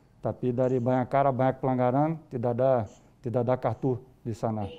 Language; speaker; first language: Indonesian; non-native, fluent; Portuguese